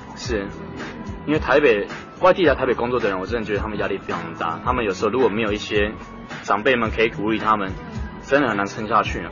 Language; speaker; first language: Chinese; native; Chinese